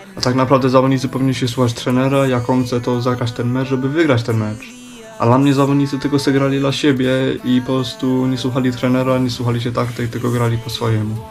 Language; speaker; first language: Polish; early bilingual, heritage; Polish